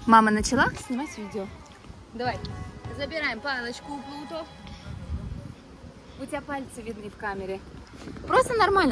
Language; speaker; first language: Russian; native; Russian